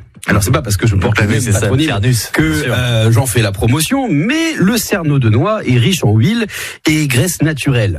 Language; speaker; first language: French; native; French